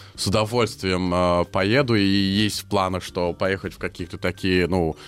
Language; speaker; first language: Russian; non-native, fluent; Hungarian